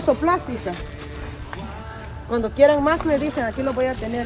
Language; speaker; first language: Spanish; native; Spanish